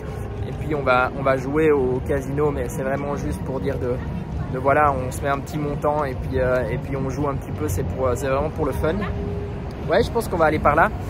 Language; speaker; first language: French; native; French